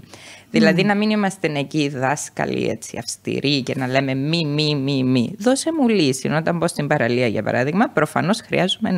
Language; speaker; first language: Greek; native; Greek